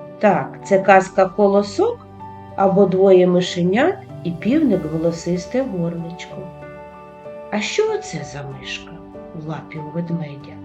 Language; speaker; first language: Ukrainian; native; Ukrainian